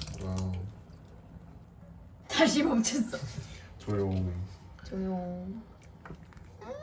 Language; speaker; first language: Korean; non-native, fluent; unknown